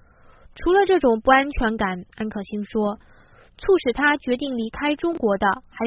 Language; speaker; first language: Chinese; native; Chinese